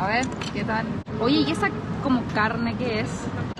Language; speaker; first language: Spanish; native; Spanish